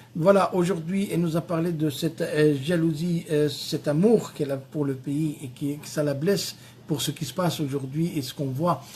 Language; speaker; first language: French; non-native, local second language; Arabic